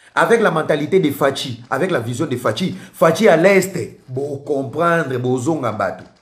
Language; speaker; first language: French; non-native, local second language; Lingala